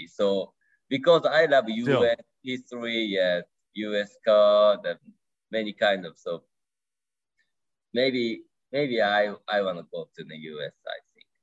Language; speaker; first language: English; non-native, learner; Japanese